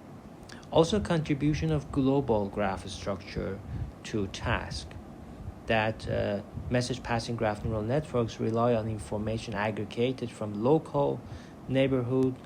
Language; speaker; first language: English; non-native, fluent; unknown